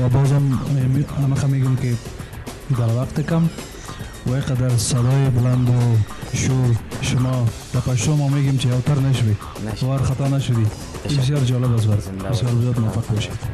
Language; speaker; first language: Persian; non-native, local second language; Pashto